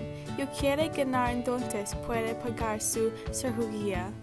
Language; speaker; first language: Spanish; non-native, learner; English